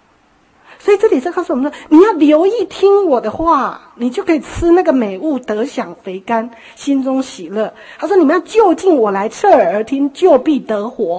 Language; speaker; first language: Chinese; native; Chinese